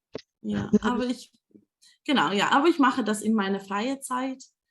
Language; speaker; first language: German; non-native, fluent; Ukrainian